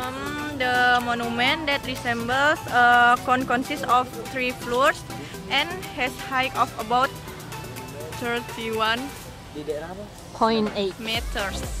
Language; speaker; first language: English; non-native, learner; Indonesian